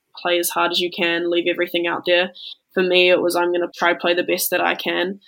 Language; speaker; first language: English; native; English